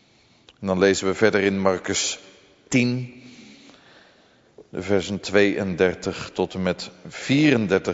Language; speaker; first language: Dutch; native; Dutch